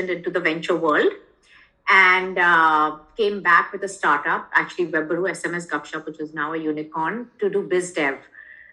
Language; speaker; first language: English; non-native, local second language; Hindi